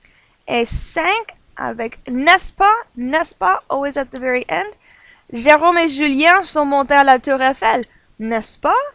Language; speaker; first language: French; non-native, fluent; English